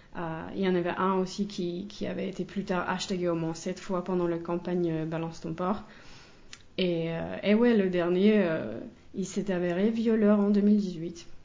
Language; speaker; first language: French; non-native, fluent; Finnish